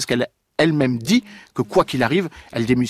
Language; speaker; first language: French; native; French